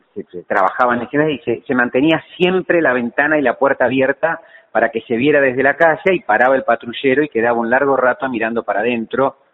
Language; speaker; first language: Spanish; native; Spanish